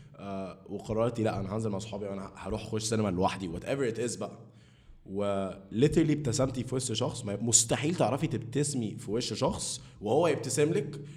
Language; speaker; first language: Arabic; early bilingual, heritage; Arabic